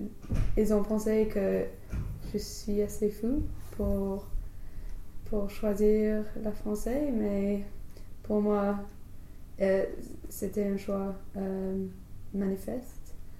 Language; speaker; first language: French; non-native, learner; English